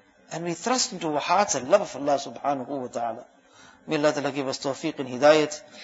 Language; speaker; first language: English; early bilingual, other home language; Urdu